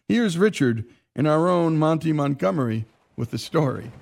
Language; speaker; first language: English; native; English